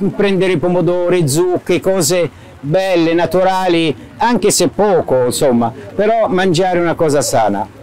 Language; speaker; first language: Italian; non-native, fluent; Arabic